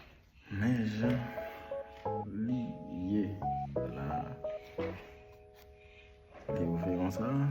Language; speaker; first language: French; non-native, learner; Haitian Creole